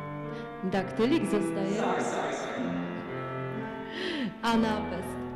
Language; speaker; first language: Polish; native; Polish